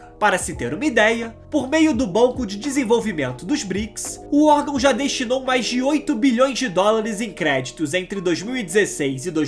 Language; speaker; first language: Portuguese; native; Portuguese